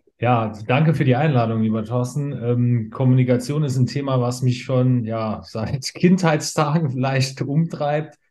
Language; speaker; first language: German; native; German